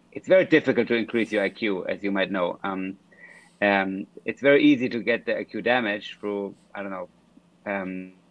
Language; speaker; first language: English; non-native, fluent; German